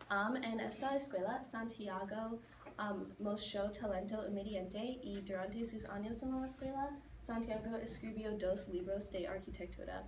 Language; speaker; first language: Spanish; non-native, learner; English